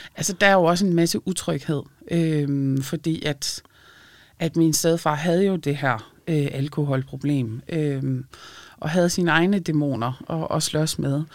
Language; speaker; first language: Danish; early bilingual, other home language; Lithuanian